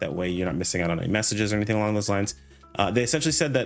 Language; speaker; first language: English; native; English